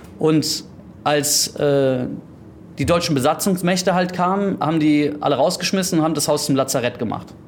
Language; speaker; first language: German; early bilingual, heritage; German